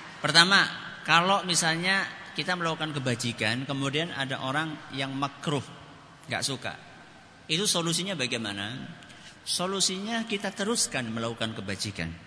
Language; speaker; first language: Indonesian; non-native, local second language; Javanese